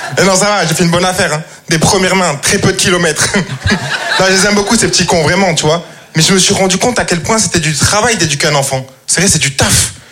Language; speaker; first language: French; native; French